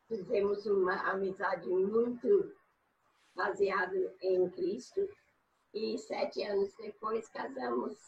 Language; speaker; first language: Portuguese; non-native, fluent; English